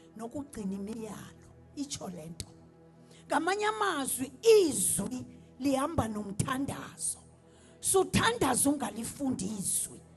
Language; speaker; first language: Zulu; non-native, local second language; Xhosa